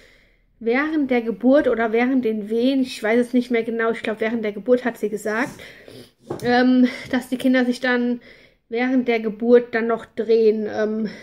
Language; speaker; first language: German; native; German